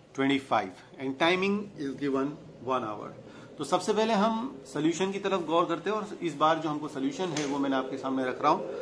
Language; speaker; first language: Hindi; non-native, local second language; Gujarati